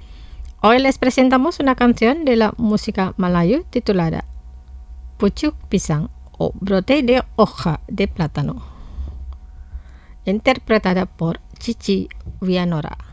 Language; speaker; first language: Spanish; non-native, fluent; Indonesian